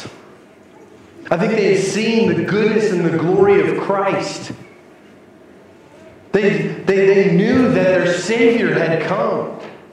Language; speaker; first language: English; native; English